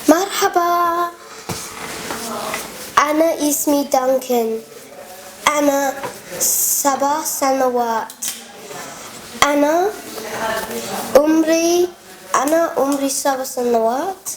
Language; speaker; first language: Arabic; non-native, learner; English